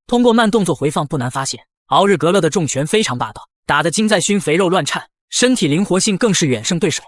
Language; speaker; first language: Chinese; native; Chinese